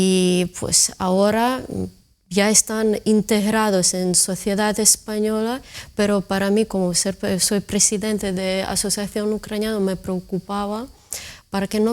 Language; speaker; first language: Spanish; non-native, fluent; Ukrainian